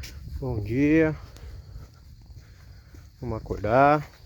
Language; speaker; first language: Portuguese; native; Portuguese